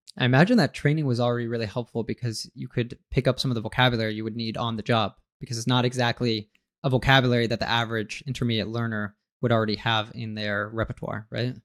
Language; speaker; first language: English; native; English